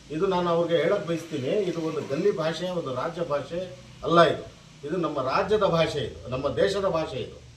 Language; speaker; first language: Kannada; non-native, local second language; Urdu